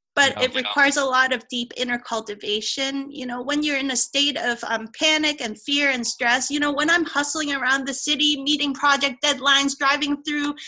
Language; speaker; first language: English; non-native, local second language; Cantonese